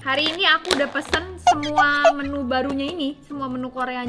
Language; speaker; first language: Indonesian; native; Indonesian